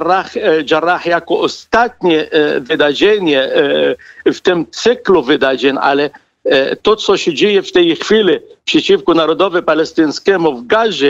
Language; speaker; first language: Polish; non-native, fluent; Arabic